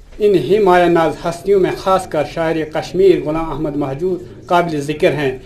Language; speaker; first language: Urdu; non-native, local second language; Kashmiri